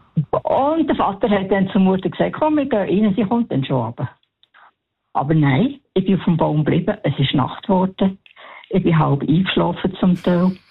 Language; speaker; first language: German; native; German